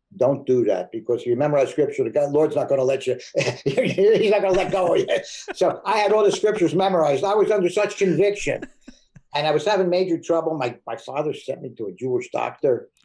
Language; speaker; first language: English; native; English